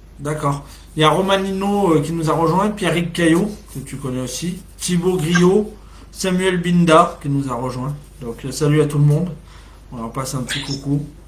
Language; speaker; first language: French; native; French